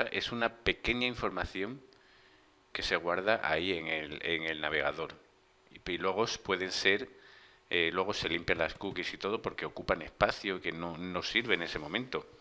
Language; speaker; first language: Spanish; native; Spanish